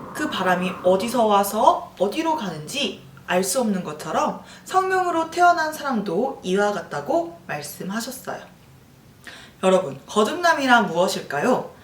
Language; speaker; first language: Korean; native; Korean